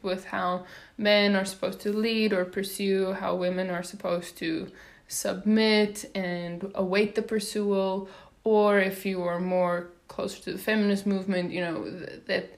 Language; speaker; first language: English; non-native, local second language; Afrikaans